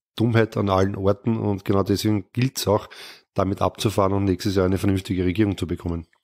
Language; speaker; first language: German; native; German